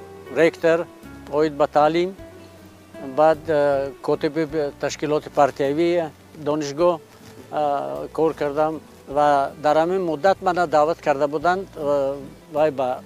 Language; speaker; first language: Persian; non-native, local second language; Shughni